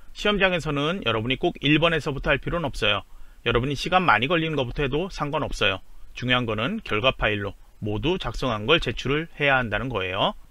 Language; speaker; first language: Korean; native; Korean